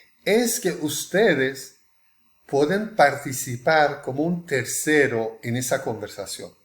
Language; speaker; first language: Spanish; non-native, fluent; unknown